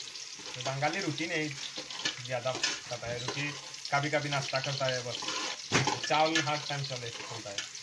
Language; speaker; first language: Hindi; non-native, learner; Bangla